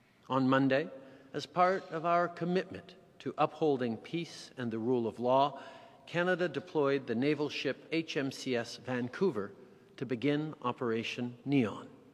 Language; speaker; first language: English; early bilingual, other home language; French